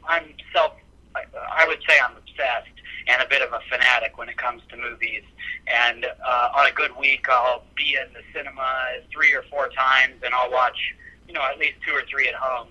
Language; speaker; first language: English; native; English